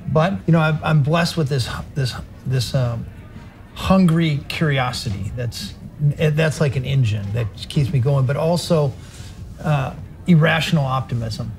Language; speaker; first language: English; native; English